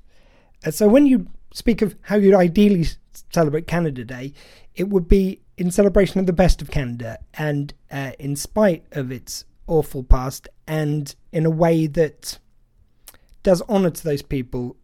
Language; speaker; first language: English; native; English